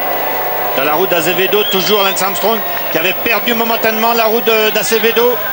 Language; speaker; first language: French; native; French